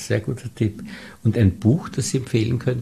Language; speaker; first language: German; native; German